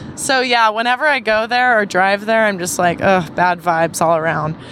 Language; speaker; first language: English; native; English